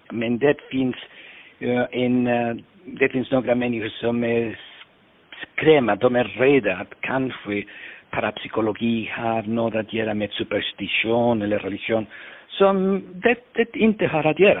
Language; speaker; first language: Swedish; non-native, fluent; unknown